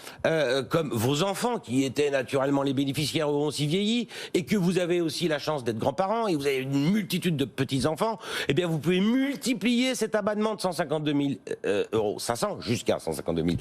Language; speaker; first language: French; native; French